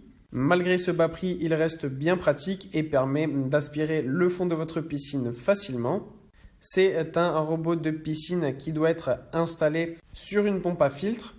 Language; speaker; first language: French; native; French